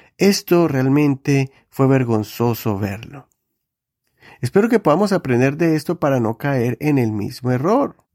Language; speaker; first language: Spanish; native; Spanish